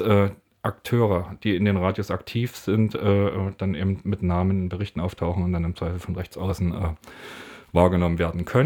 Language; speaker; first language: German; native; German